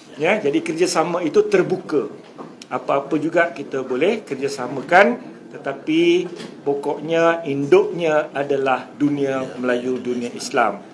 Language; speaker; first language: Malay; native; Malay